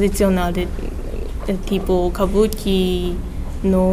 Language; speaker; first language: Italian; non-native, learner; Japanese